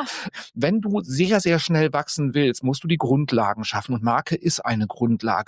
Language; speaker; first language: German; native; German